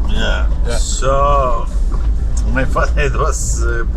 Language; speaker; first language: English; non-native, learner; Albanian